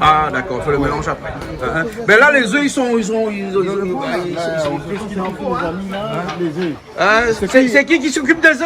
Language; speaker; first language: French; native; French